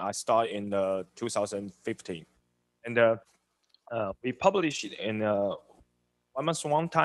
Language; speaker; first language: English; non-native, learner; Chinese